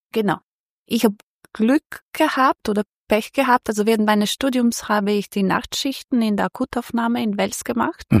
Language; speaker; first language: German; non-native, fluent; Bosnian